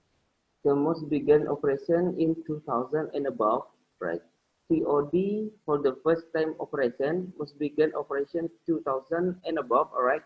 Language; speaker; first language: English; non-native, learner; Indonesian